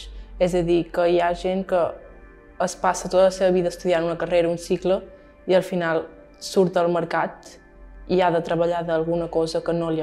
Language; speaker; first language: Catalan; non-native, local second language; Spanish